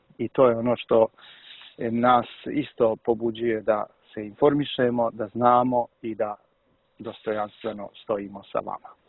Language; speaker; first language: Serbian; early bilingual, heritage; Serbian